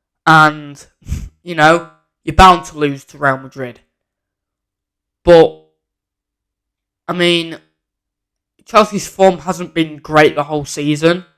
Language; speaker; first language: English; native; English